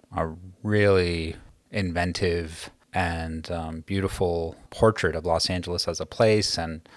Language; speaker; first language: English; native; English